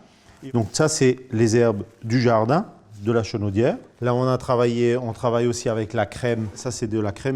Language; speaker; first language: French; native; French